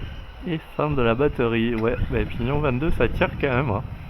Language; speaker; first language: French; native; French